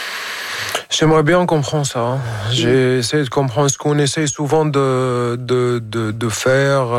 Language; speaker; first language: French; non-native, fluent; Arabic